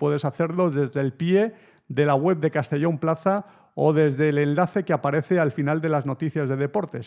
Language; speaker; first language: Spanish; native; Spanish